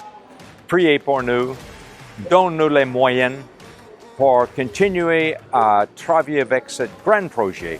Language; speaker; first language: French; non-native, local second language; Haitian Creole